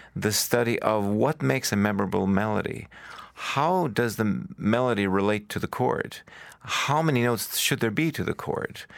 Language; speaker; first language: English; native; English